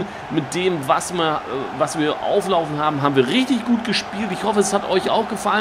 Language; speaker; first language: German; native; German